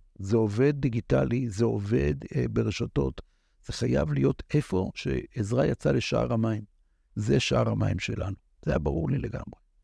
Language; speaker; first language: Hebrew; native; Hebrew